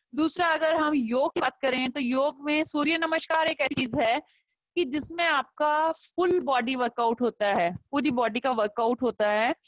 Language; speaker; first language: Hindi; native; Hindi